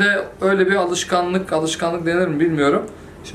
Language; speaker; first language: Turkish; native; Turkish